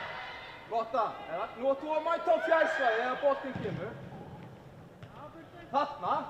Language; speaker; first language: Icelandic; non-native, learner; Swedish